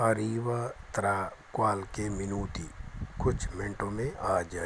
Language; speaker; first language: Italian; non-native, learner; Urdu